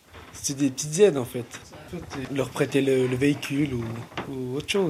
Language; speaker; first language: French; early bilingual, other home language; Tamil